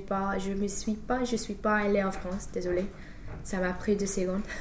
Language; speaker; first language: French; non-native, fluent; English